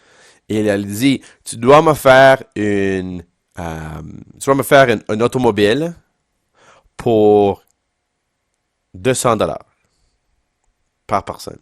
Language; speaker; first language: French; non-native, local second language; English